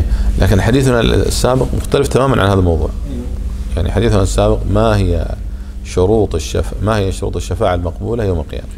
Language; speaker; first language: Arabic; native; Arabic